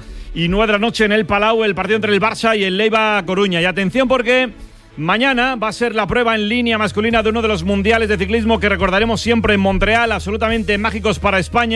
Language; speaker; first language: Spanish; native; Spanish